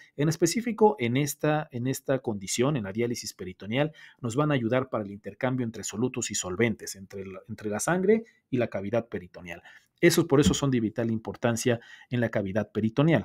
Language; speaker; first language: Spanish; native; Spanish